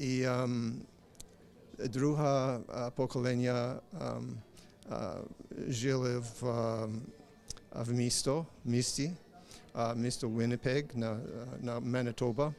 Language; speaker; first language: Ukrainian; non-native, learner; English